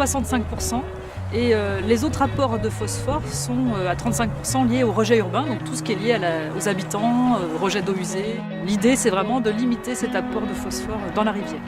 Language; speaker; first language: French; native; French